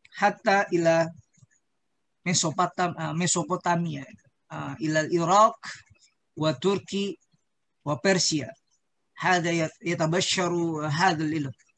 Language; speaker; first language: Arabic; non-native, learner; Indonesian